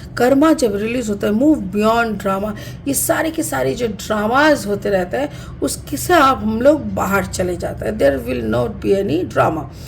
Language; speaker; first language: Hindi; non-native, local second language; Bangla